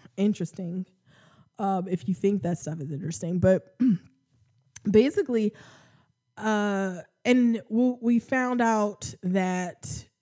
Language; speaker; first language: English; native; English